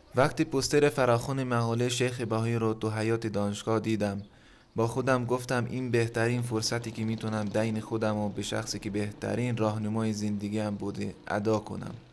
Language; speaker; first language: Persian; non-native, fluent; Arabic